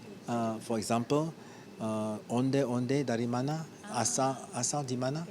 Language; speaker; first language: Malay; non-native, learner; English